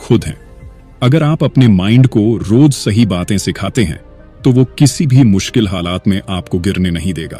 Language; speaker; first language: Hindi; native; Hindi